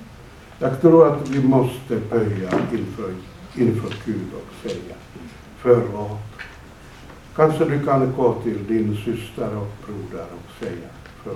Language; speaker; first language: Swedish; non-native, fluent; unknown